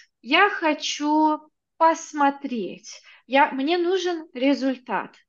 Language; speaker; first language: Russian; native; Russian